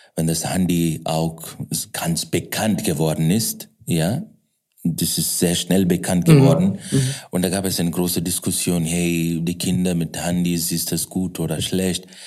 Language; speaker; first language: German; non-native, fluent; Kannada